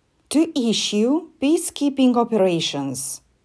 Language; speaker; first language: English; non-native, fluent; Romanian